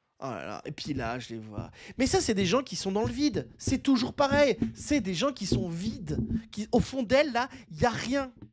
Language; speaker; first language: French; native; French